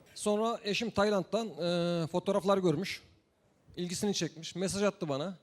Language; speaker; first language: Turkish; native; Turkish